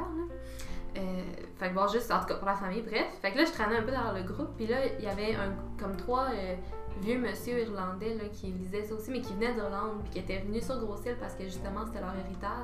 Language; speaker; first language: French; native; French